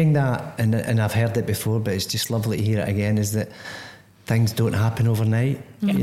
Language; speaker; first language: English; native; English